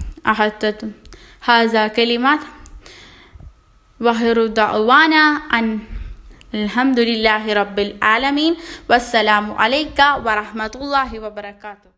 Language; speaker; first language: Arabic; non-native, learner; Malayalam